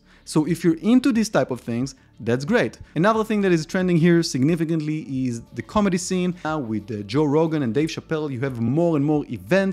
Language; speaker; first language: English; non-native, fluent; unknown